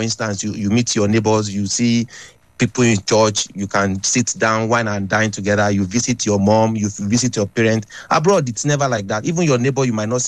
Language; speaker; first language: English; non-native, local second language; Yoruba